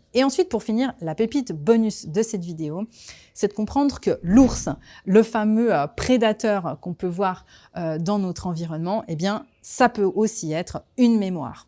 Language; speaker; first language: French; native; French